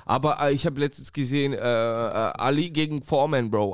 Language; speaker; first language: German; native; German